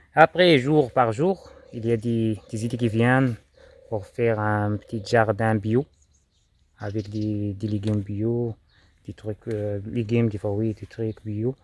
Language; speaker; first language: French; non-native, local second language; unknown